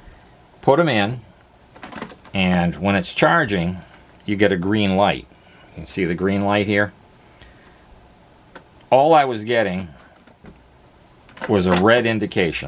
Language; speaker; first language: English; native; English